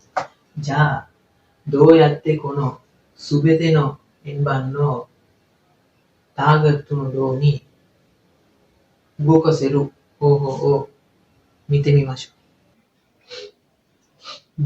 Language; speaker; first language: Japanese; non-native, learner; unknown